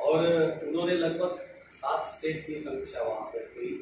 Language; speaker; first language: Hindi; non-native, local second language; Marathi